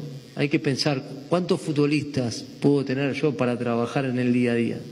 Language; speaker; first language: Spanish; native; Spanish